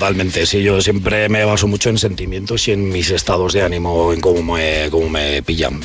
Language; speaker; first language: Spanish; native; Spanish